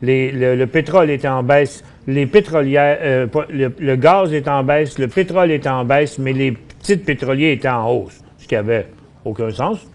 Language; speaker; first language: French; native; French